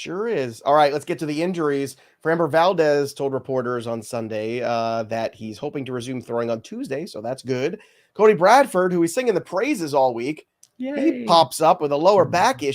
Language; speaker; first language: English; native; English